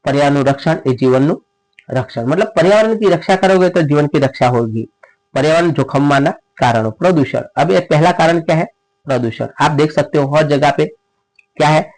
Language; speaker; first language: Hindi; non-native, local second language; Gujarati